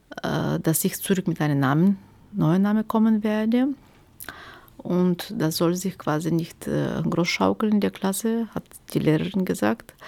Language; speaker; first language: German; non-native, fluent; Turkish